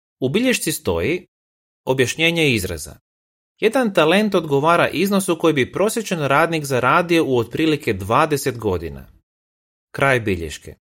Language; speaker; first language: Croatian; native; Croatian